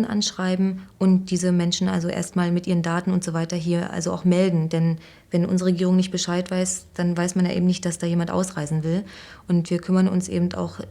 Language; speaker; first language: German; native; German